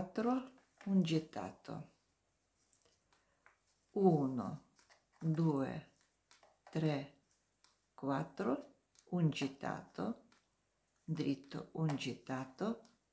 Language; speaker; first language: Italian; non-native, learner; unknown